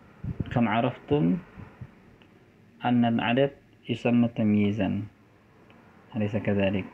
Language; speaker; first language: Arabic; non-native, fluent; Indonesian